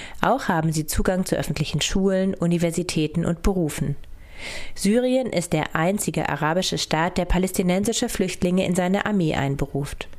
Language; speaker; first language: German; native; German